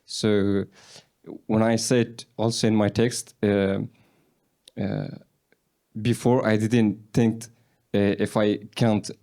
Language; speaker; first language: English; non-native, learner; Persian